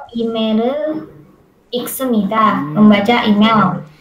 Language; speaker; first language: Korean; non-native, learner; Indonesian